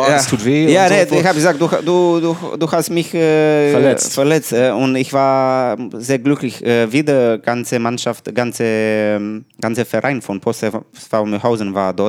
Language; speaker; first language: German; non-native, learner; Romanian